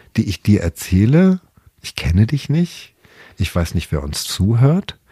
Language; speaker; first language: German; native; German